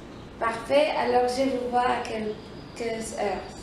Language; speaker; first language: French; non-native, learner; Spanish